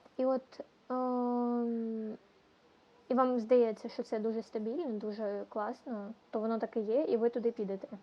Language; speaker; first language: Ukrainian; non-native, local second language; Russian